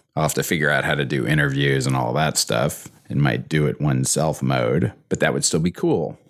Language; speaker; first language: English; native; English